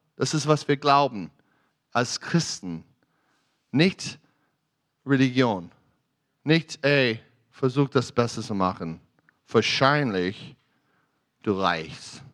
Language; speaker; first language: German; non-native, fluent; English